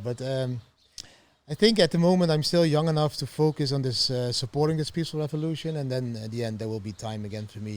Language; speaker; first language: English; non-native, fluent; Dutch